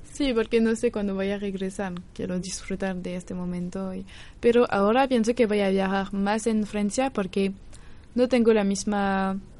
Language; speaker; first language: Spanish; non-native, learner; French